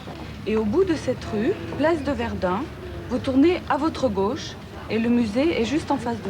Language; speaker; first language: French; native; French